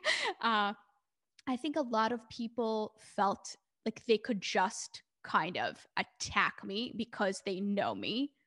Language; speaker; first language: English; early bilingual, other home language; Hebrew